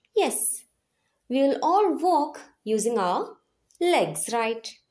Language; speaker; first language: English; non-native, local second language; Malayalam